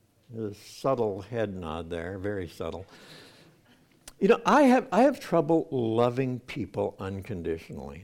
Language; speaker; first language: English; native; English